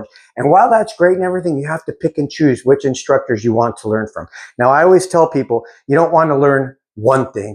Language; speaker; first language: English; native; English